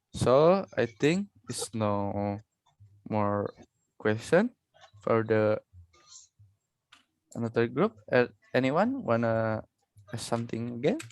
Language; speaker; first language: English; non-native, learner; Indonesian